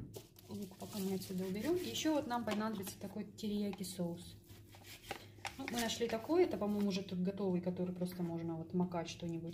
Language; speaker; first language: Russian; native; Russian